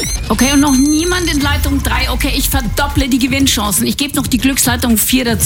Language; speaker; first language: German; native; German